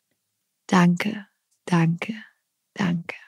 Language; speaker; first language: German; native; German